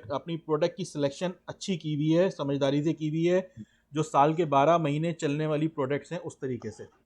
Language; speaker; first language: Urdu; native; Urdu